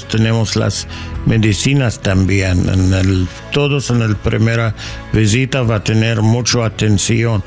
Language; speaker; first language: Spanish; non-native, learner; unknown